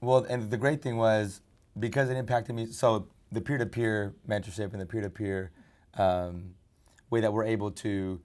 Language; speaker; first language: English; early bilingual, other home language; Spanish